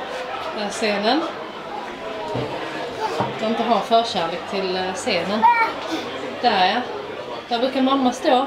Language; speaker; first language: Swedish; native; Swedish